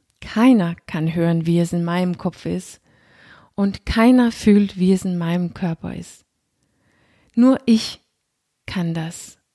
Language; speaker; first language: German; non-native, fluent; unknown